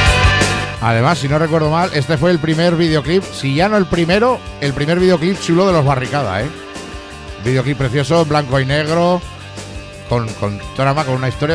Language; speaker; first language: Spanish; native; Spanish